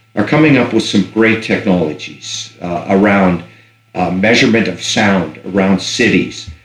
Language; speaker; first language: English; native; English